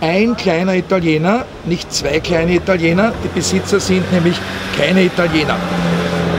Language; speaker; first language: German; native; German